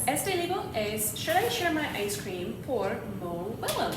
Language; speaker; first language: Spanish; non-native, learner; English